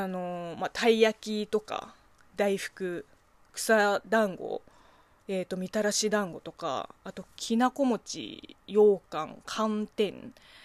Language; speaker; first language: Japanese; non-native, fluent; Chinese